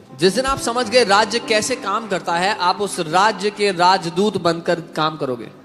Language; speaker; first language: Hindi; native; Hindi